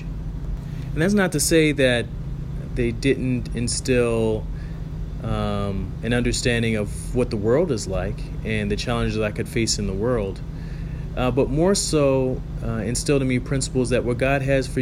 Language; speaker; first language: English; native; English